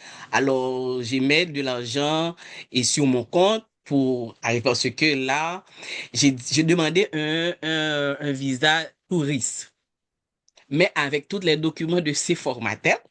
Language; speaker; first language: French; non-native, local second language; Haitian Creole